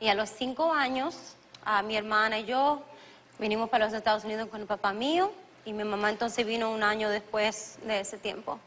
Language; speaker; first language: Spanish; early bilingual, other home language; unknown